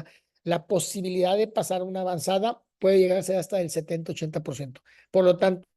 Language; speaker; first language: Spanish; native; Spanish